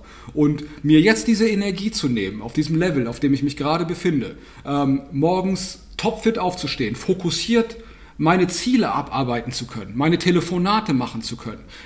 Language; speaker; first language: German; native; German